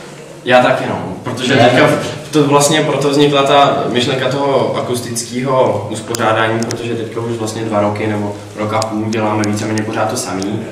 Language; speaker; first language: Czech; native; Czech